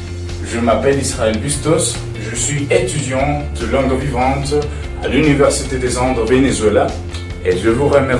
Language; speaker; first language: French; non-native, fluent; Spanish